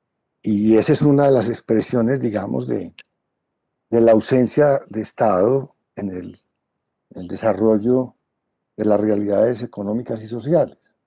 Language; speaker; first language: Spanish; native; Spanish